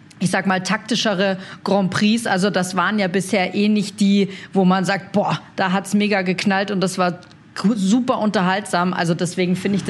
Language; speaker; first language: German; native; German